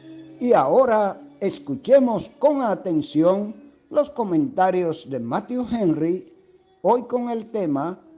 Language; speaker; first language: Spanish; native; Spanish